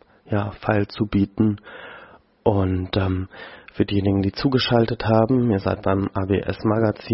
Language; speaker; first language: German; native; German